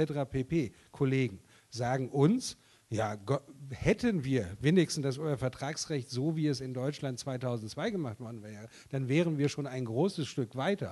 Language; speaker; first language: German; native; German